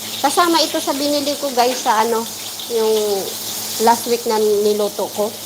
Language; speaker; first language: Filipino; non-native, local second language; Waray